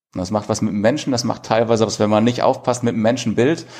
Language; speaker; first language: German; native; German